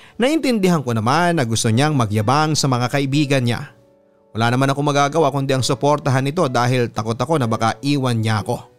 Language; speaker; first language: Filipino; native; Filipino